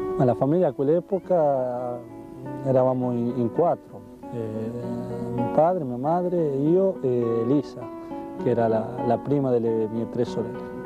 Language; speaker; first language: Italian; non-native, fluent; Spanish